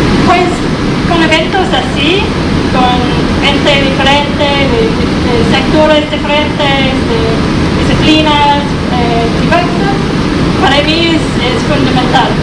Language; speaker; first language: Spanish; non-native, fluent; English